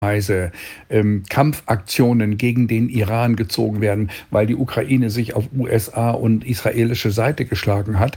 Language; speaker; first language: German; native; German